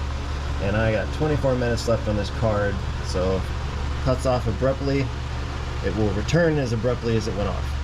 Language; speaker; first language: English; native; English